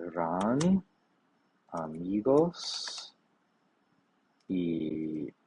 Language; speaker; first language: Spanish; non-native, learner; English